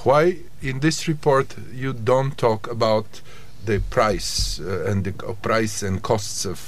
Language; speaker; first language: English; non-native, fluent; Bulgarian